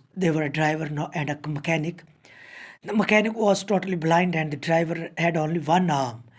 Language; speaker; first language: English; non-native, local second language; Punjabi